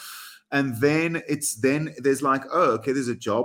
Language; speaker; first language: English; non-native, local second language; Afrikaans